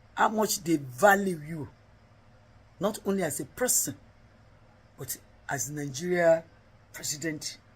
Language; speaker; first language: English; non-native, local second language; Yoruba